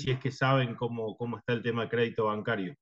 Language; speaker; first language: Spanish; native; Spanish